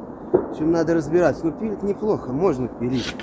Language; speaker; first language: Russian; native; Russian